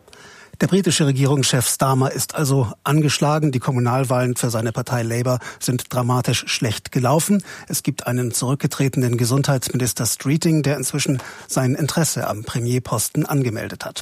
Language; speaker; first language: German; native; German